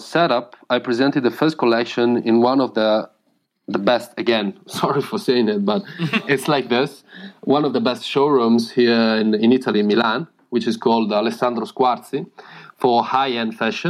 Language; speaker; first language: English; non-native, fluent; Italian